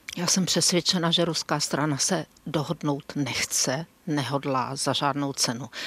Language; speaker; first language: Czech; native; Czech